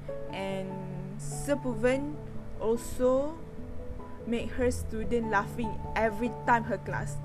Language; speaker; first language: English; non-native, learner; Malay